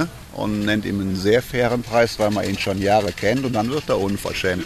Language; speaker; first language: German; native; German